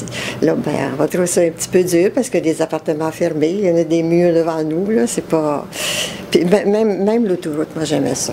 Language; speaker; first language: French; native; French